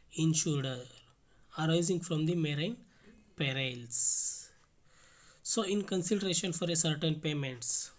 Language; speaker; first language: English; non-native, local second language; Kannada